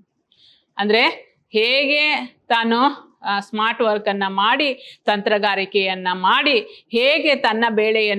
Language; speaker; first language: Kannada; native; Kannada